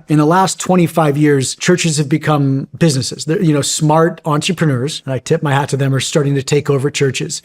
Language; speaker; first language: English; native; English